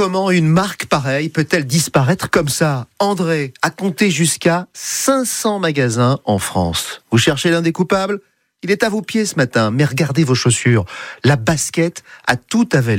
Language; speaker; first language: French; native; French